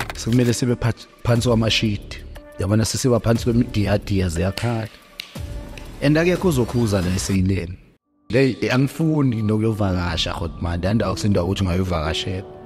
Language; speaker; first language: Zulu; native; Zulu